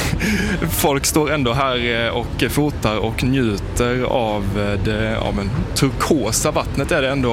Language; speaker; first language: Swedish; native; Swedish